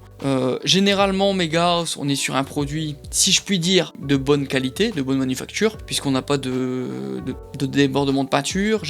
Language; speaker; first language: French; native; French